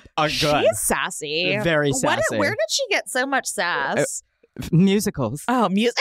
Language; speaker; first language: English; native; English